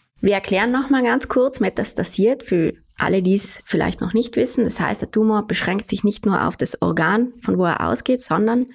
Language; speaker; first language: German; native; German